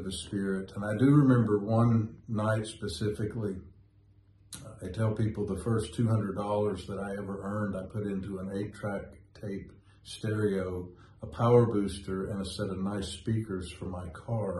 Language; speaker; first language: English; native; English